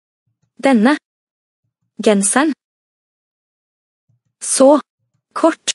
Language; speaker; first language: Norwegian; non-native, learner; Amharic